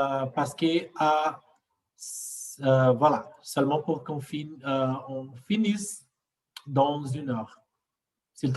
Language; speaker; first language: French; non-native, fluent; Portuguese